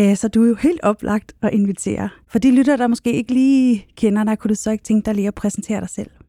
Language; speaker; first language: Danish; native; Danish